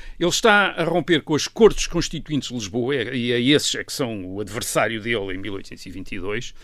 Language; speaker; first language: Portuguese; native; Portuguese